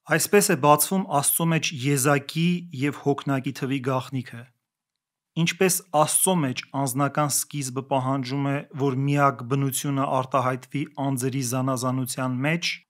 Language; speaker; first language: Armenian; native; Armenian